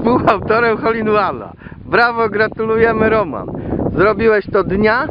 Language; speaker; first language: Polish; native; Polish